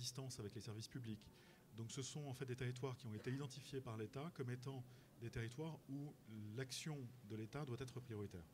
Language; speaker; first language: French; native; French